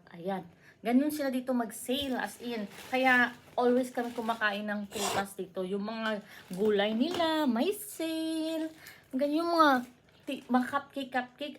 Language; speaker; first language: Filipino; non-native, local second language; Cebuano